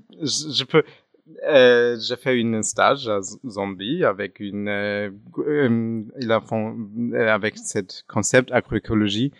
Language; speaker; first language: French; non-native, fluent; German